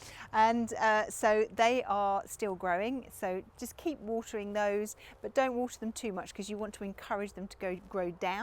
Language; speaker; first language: English; native; English